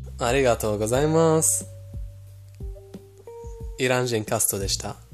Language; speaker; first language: Japanese; non-native, fluent; Persian